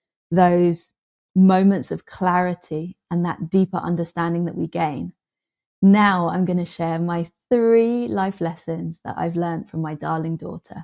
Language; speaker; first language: English; native; English